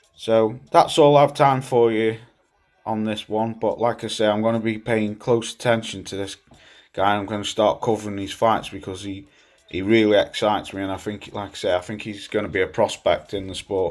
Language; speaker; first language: English; native; English